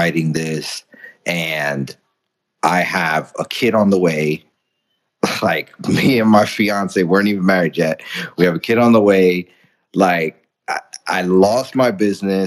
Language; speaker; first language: English; early bilingual, other home language; Spanish